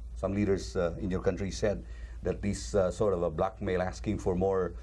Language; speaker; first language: English; non-native, local second language; Cebuano